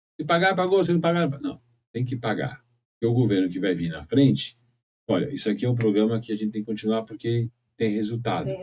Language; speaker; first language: Portuguese; native; Portuguese